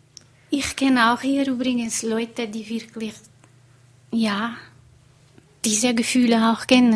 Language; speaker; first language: German; non-native, fluent; Portuguese